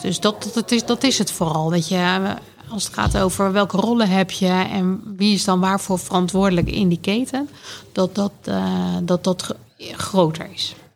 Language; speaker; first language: Dutch; native; Dutch